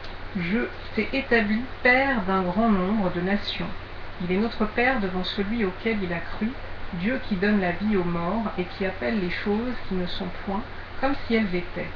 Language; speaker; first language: French; native; French